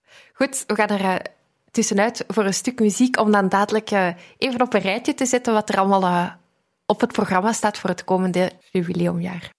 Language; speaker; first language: Dutch; native; Dutch